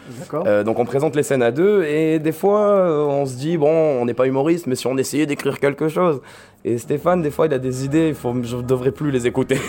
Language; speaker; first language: French; native; French